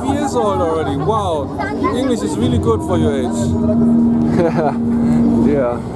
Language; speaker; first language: English; non-native, fluent; German